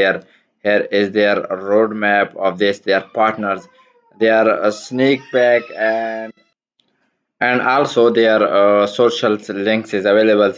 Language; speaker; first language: English; non-native, learner; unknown